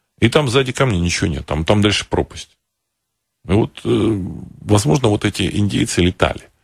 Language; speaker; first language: Russian; native; Russian